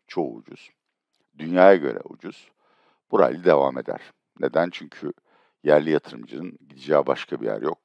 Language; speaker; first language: Turkish; native; Turkish